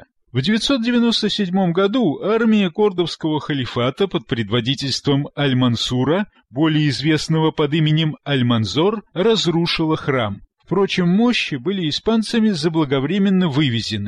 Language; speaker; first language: Russian; native; Russian